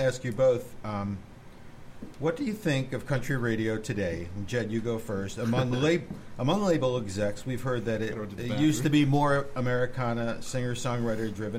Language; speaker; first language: English; native; English